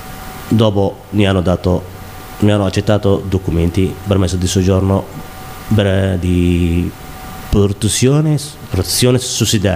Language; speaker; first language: Italian; non-native, learner; Somali